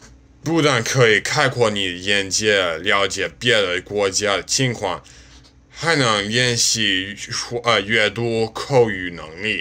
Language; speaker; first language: Chinese; non-native, learner; English